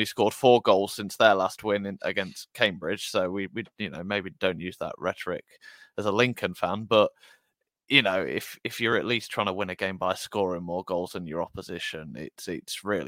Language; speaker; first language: English; native; English